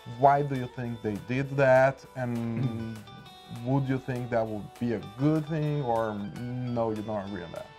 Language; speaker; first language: English; non-native, fluent; Portuguese